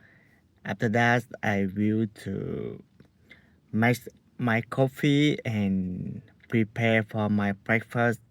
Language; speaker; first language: English; non-native, learner; Vietnamese